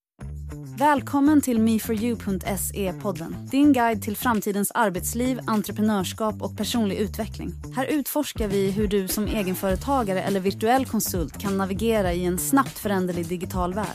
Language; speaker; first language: Swedish; native; Swedish